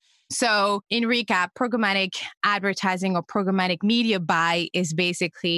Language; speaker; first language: English; non-native, fluent; French